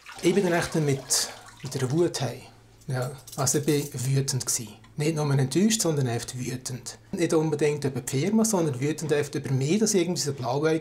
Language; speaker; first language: German; native; German